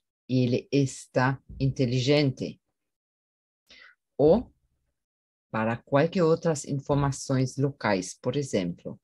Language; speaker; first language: Portuguese; non-native, fluent; German